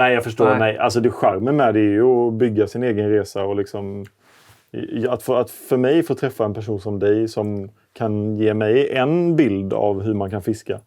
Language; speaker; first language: Swedish; native; Swedish